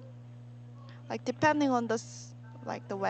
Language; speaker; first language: English; non-native, learner; Korean